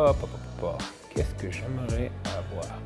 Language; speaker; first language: French; non-native, local second language; Wolof